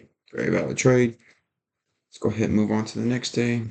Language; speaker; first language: English; native; English